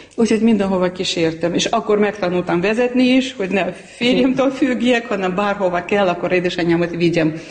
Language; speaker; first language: Hungarian; non-native, fluent; Armenian